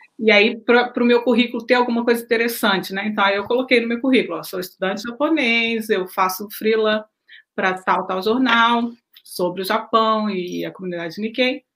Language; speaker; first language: Portuguese; native; Portuguese